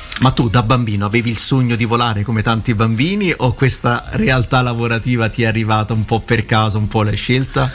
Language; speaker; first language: Italian; native; Italian